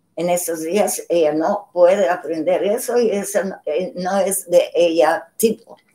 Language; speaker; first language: Spanish; non-native, learner; Polish